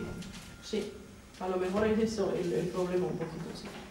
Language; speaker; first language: Spanish; non-native, fluent; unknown